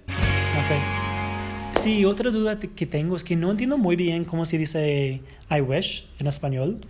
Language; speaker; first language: Spanish; non-native, fluent; English